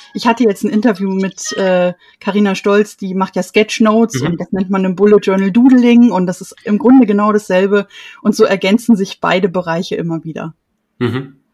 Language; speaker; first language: German; native; German